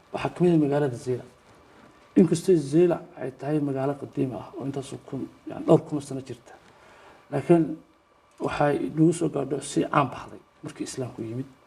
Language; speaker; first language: Somali; native; Somali